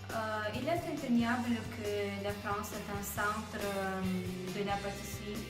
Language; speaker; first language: French; non-native, learner; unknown